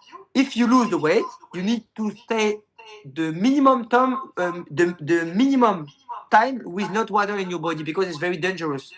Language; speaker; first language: English; non-native, learner; French